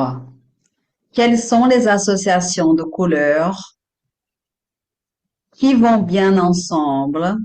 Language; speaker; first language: French; non-native, fluent; Portuguese